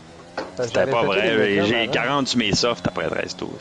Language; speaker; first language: French; native; French